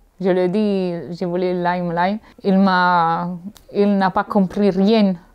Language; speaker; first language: French; non-native, learner; Italian